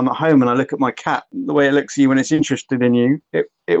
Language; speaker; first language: English; native; English